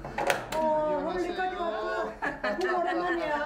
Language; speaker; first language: Korean; native; Korean